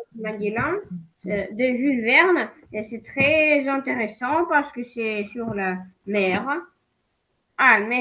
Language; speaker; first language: French; non-native, learner; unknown